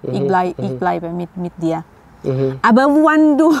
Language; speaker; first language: German; non-native, learner; Thai